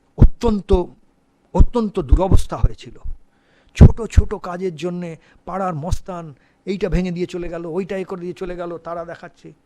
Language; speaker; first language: Bangla; early bilingual, heritage; Bangla